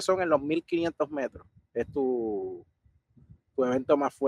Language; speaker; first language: Spanish; native; Spanish